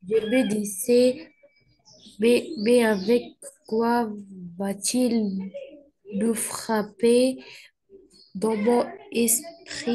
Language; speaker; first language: French; non-native, learner; Arabic